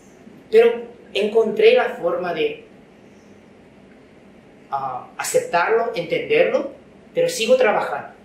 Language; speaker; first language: Spanish; non-native, fluent; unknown